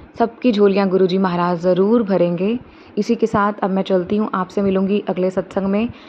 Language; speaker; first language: Hindi; native; Hindi